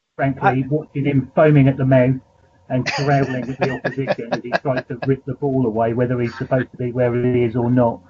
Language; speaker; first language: English; native; English